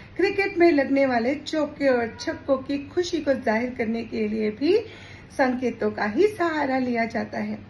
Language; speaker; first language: Hindi; native; Hindi